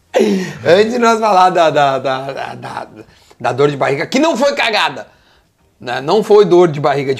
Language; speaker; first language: Portuguese; native; Portuguese